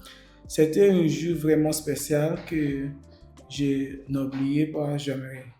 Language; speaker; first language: French; non-native, learner; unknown